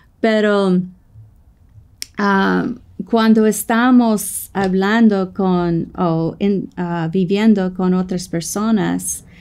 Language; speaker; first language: Spanish; non-native, fluent; English